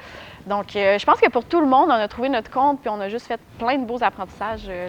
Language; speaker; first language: French; native; French